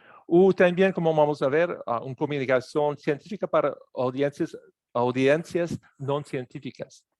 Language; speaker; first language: Spanish; non-native, fluent; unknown